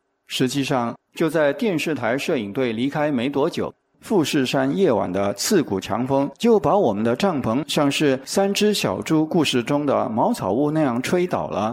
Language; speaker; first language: Chinese; native; Chinese